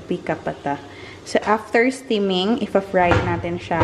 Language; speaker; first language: Filipino; non-native, local second language; Hiligaynon